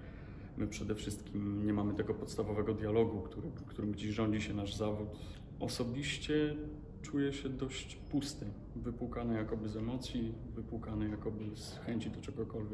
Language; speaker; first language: Polish; native; Polish